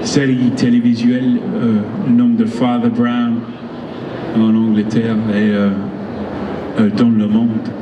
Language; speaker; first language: French; non-native, learner; English